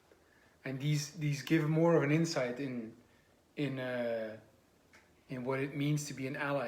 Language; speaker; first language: English; non-native, fluent; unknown